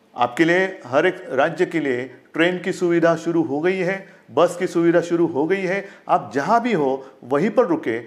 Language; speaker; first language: Hindi; non-native, local second language; Marathi